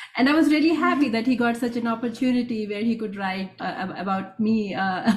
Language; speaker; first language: English; non-native, local second language; Hindi